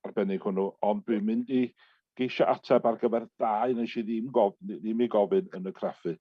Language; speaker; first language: Welsh; native; Welsh